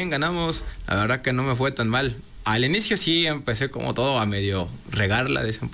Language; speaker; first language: Spanish; native; Spanish